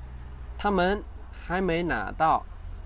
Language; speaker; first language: Chinese; non-native, fluent; Khmer